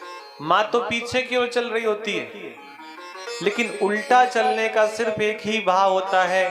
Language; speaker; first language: Hindi; native; Hindi